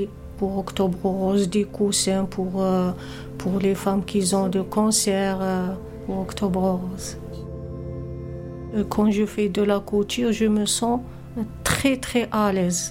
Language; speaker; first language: French; non-native, learner; Arabic